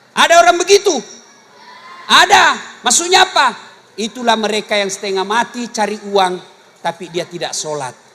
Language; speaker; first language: Indonesian; native; Indonesian